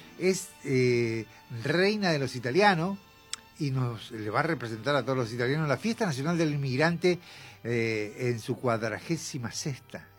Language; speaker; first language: Spanish; native; Spanish